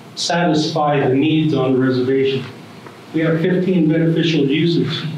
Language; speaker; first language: English; native; English